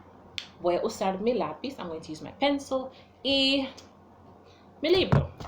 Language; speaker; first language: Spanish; non-native, fluent; English